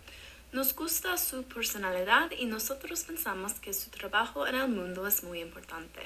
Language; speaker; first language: Spanish; non-native, learner; English